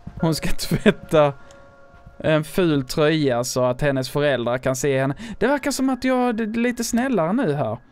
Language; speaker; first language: Swedish; native; Swedish